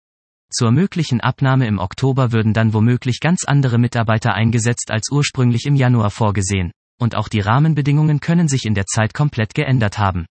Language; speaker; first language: German; native; German